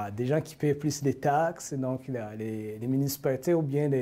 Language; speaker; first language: French; non-native, local second language; Rundi